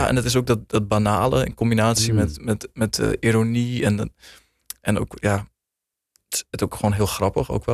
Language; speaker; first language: Dutch; native; Dutch